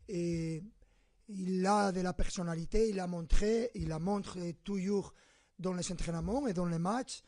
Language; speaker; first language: French; non-native, fluent; Spanish